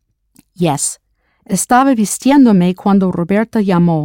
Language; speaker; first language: Spanish; non-native, fluent; English